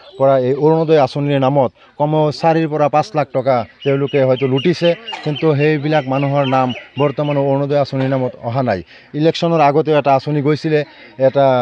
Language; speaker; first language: Assamese; non-native, local second language; Bangla